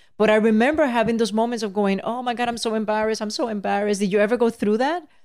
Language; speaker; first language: English; non-native, local second language; Spanish